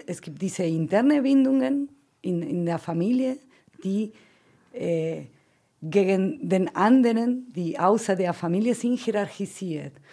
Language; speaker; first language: German; non-native, fluent; Spanish